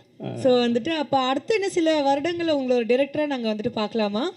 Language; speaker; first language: Tamil; native; Tamil